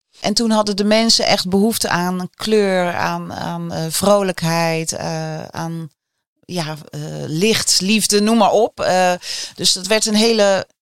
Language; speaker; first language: Dutch; native; Dutch